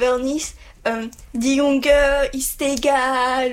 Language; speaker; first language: German; non-native, learner; French